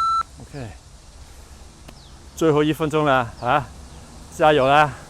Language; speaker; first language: Chinese; non-native, local second language; Cantonese